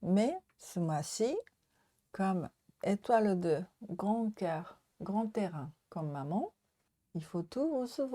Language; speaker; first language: French; non-native, learner; Japanese